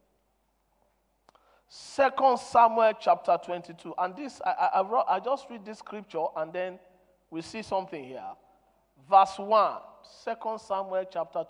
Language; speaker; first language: English; non-native, local second language; Yoruba